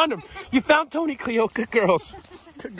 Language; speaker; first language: English; native; English